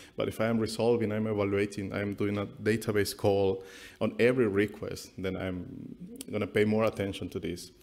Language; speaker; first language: English; non-native, fluent; Spanish